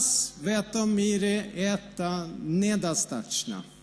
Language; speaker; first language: Russian; non-native, fluent; Swedish